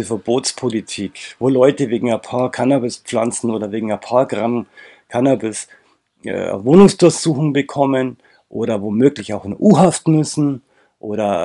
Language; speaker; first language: German; native; German